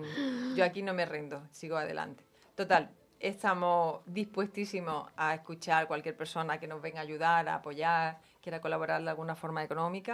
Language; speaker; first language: Spanish; native; Spanish